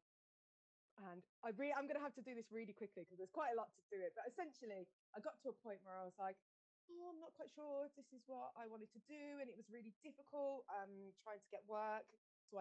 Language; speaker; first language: English; native; English